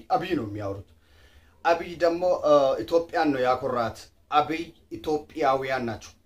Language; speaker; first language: Amharic; non-native, local second language; Oromo